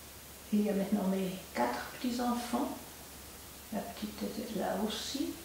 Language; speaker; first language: French; non-native, local second language; German